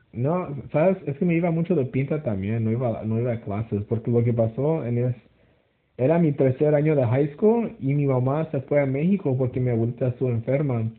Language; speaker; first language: Spanish; early bilingual, heritage; Spanish